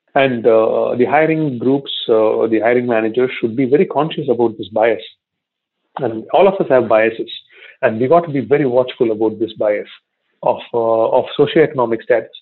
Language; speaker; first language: English; non-native, local second language; Tamil